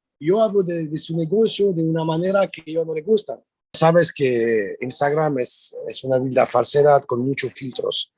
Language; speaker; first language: Spanish; non-native, learner; French